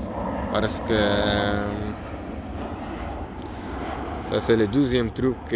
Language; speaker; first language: French; non-native, learner; Polish